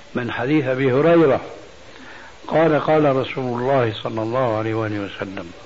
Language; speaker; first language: Arabic; early bilingual, other home language; Albanian